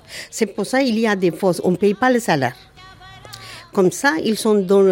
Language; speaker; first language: French; non-native, learner; Tamil